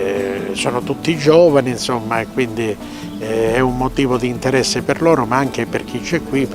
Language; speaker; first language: Italian; native; Italian